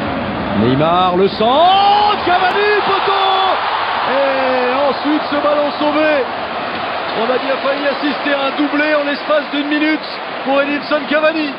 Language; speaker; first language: French; native; French